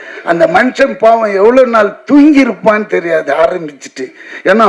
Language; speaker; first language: Tamil; native; Tamil